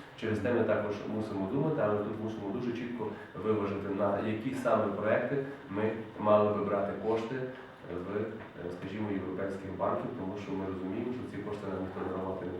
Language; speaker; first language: Ukrainian; native; Ukrainian